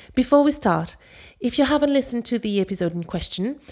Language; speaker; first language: English; non-native, fluent; French